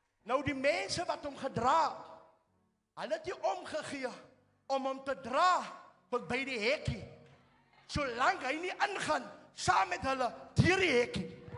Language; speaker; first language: Afrikaans; early bilingual, heritage; Afrikaans